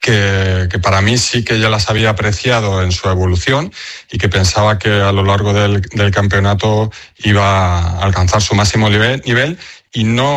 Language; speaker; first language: Spanish; native; Spanish